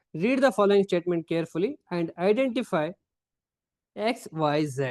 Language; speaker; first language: English; non-native, local second language; Kannada